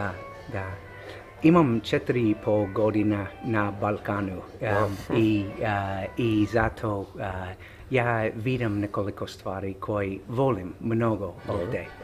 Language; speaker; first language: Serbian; non-native, learner; English